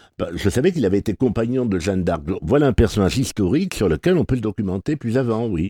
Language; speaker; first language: French; native; French